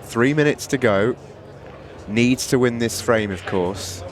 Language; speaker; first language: English; native; English